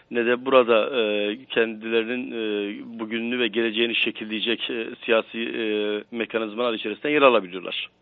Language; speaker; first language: Turkish; native; Turkish